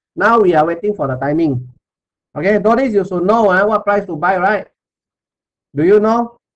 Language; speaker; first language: English; non-native, local second language; Chinese